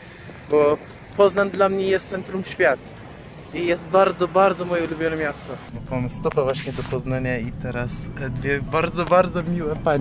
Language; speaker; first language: Polish; non-native, fluent; Persian